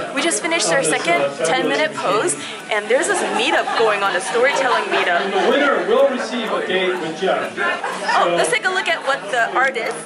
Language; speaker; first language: English; native; English